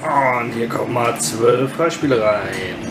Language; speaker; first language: German; native; German